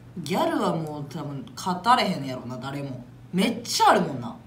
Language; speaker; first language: Japanese; native; Japanese